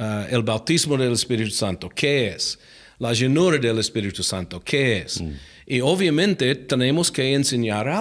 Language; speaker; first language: Spanish; non-native, fluent; English